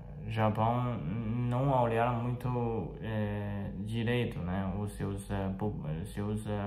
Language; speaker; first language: Portuguese; non-native, fluent; Chinese